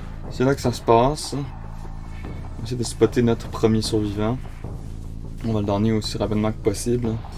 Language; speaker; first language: French; native; French